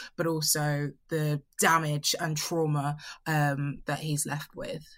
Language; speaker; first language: English; early bilingual, other home language; Yoruba